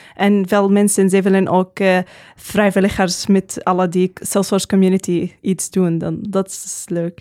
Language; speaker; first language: Dutch; non-native, learner; Arabic